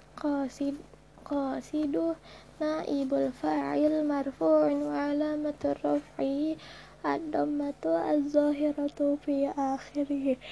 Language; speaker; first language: Arabic; non-native, learner; Indonesian